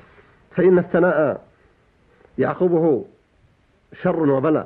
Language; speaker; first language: Arabic; native; Arabic